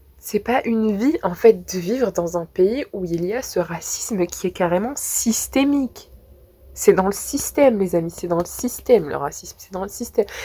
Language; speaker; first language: French; native; French